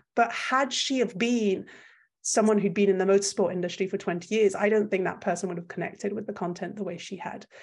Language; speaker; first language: English; non-native, fluent; French